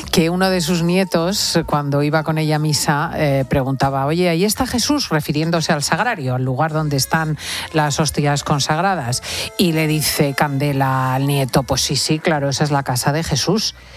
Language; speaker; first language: Spanish; native; Spanish